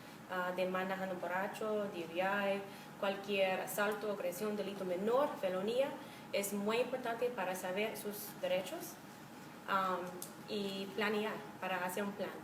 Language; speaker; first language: Spanish; non-native, fluent; English